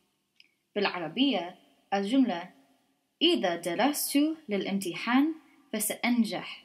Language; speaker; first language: Arabic; non-native, learner; English